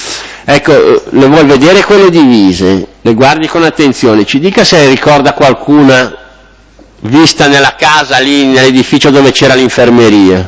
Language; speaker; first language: Italian; native; Italian